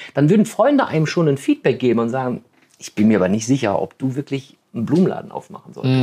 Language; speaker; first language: German; native; German